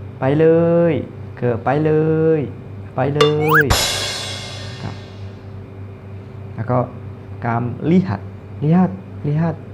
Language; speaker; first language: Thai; non-native, fluent; Indonesian